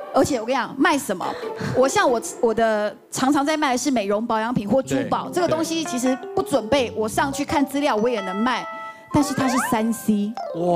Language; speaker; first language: Chinese; native; Chinese